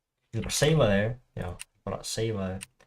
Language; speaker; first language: Icelandic; non-native, learner; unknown